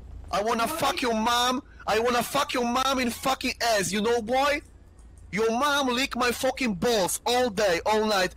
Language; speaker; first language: English; non-native, learner; Polish